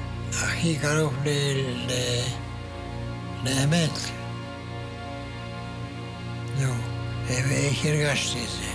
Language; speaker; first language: Hebrew; non-native, fluent; German